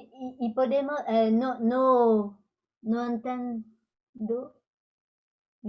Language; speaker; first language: Spanish; non-native, fluent; French